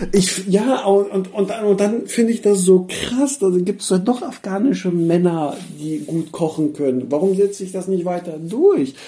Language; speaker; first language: German; early bilingual, other home language; Persian